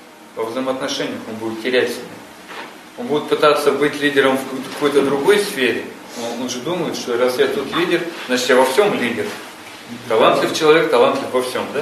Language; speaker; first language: Russian; native; Russian